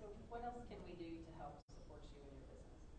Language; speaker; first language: English; native; English